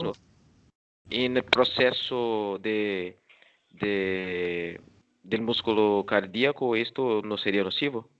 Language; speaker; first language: Spanish; non-native, learner; Portuguese